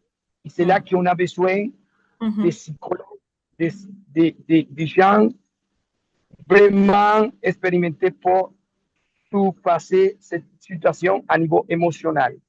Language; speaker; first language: French; non-native, learner; Spanish